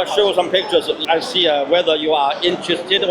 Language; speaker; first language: English; non-native, learner; Chinese